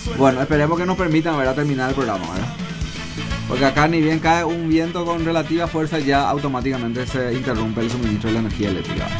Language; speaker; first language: Spanish; non-native, local second language; Guarani